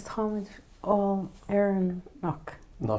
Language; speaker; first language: Irish; non-native, learner; English